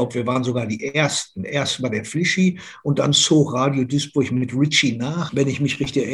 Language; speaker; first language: German; native; German